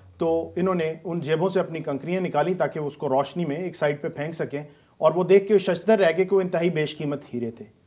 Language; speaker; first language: Urdu; native; Urdu